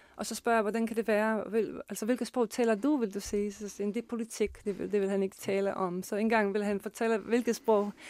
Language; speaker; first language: Danish; non-native, fluent; Bosnian